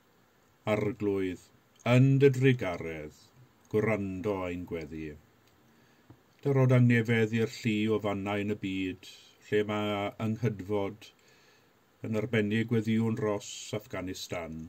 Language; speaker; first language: Welsh; native; Welsh